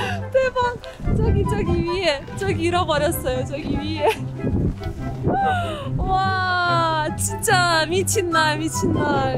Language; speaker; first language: Korean; non-native, learner; Russian